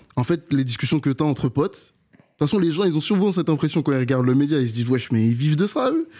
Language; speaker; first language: French; native; French